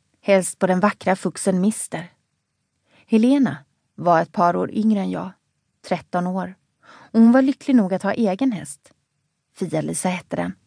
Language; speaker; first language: Swedish; native; Swedish